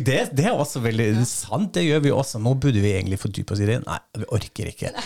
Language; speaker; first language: Norwegian; non-native, fluent; German